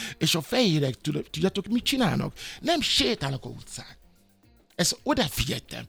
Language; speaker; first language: Hungarian; non-native, fluent; Yoruba